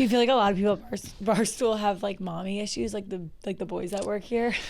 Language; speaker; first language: English; native; English